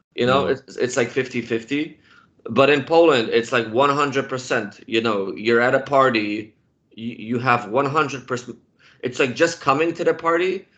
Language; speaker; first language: English; non-native, fluent; Polish